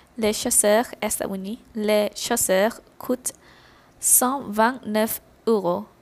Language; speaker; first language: French; non-native, fluent; Malay